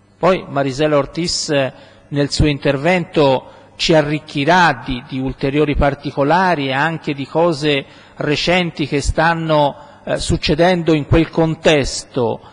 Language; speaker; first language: Italian; native; Italian